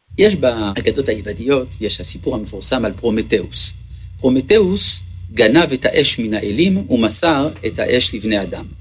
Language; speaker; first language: Hebrew; early bilingual, other home language; French